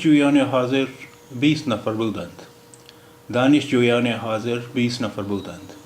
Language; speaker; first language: Persian; non-native, fluent; Urdu